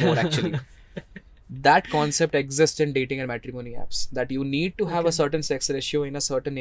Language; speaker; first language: English; non-native, local second language; Odia